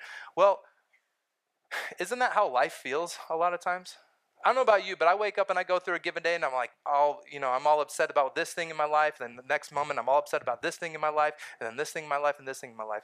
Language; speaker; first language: English; native; English